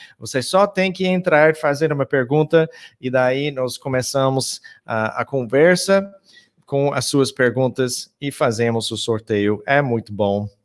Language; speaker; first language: Portuguese; non-native, fluent; English